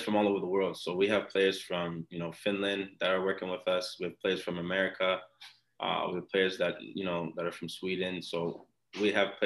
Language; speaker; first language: English; non-native, fluent; Akan